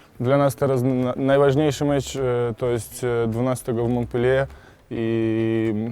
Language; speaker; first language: Polish; non-native, fluent; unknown